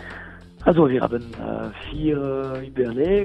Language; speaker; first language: German; non-native, local second language; French